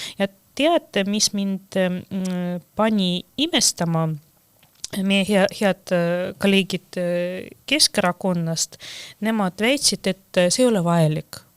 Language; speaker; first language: Estonian; non-native, local second language; Russian